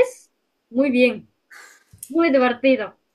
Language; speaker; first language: Spanish; non-native, learner; Japanese